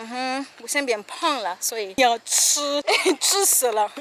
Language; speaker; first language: Chinese; non-native, learner; French